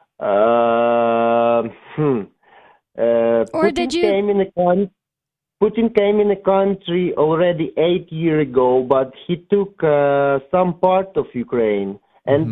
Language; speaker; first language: English; non-native, learner; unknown